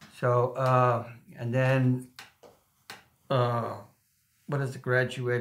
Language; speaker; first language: English; non-native, learner; German